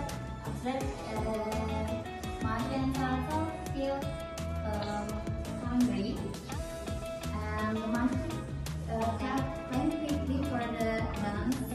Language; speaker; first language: English; non-native, learner; Indonesian